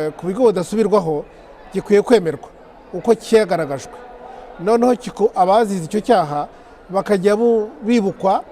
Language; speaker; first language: Kinyarwanda; native; Kinyarwanda